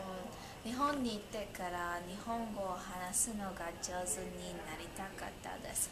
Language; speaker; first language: Japanese; non-native, learner; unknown